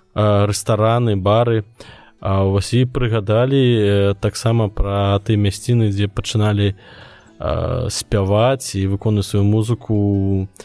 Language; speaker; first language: Belarusian; non-native, local second language; Russian